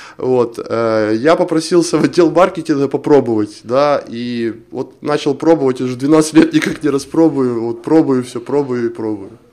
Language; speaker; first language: Russian; non-native, local second language; Ukrainian